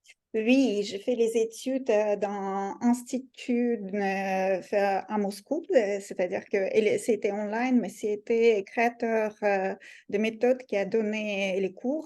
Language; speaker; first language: French; non-native, fluent; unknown